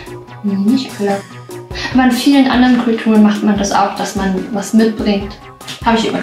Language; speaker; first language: German; native; German